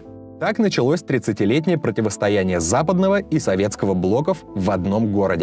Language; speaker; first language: Russian; native; Russian